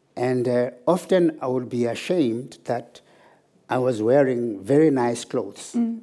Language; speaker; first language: English; non-native, local second language; Zulu